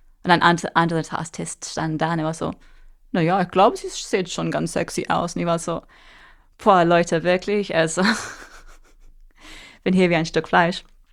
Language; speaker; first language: German; non-native, fluent; English